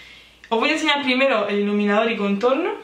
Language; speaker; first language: Spanish; native; Spanish